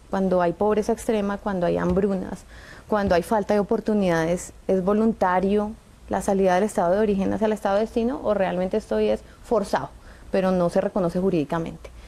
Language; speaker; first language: Spanish; native; Spanish